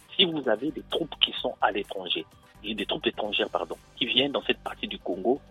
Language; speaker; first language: French; non-native, local second language; Lingala